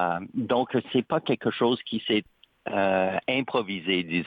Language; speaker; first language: French; native; French